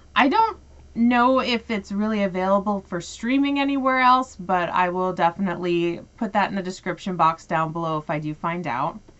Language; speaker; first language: English; native; English